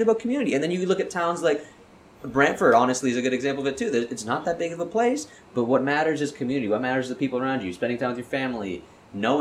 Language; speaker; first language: English; native; English